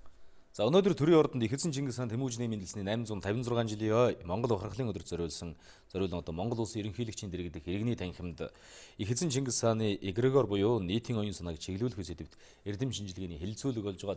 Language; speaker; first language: Mongolian; native; Mongolian